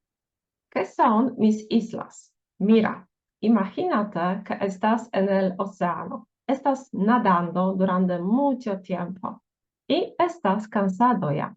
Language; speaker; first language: Spanish; non-native, fluent; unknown